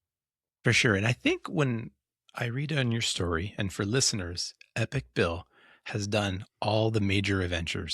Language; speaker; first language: English; native; English